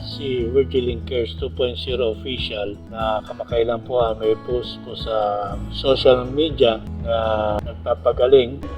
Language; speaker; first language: Filipino; non-native, local second language; Bikol